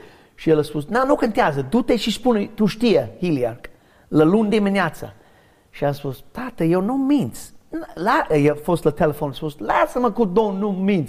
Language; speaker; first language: Romanian; non-native, learner; English